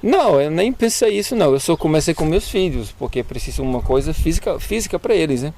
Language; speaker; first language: Portuguese; non-native, learner; English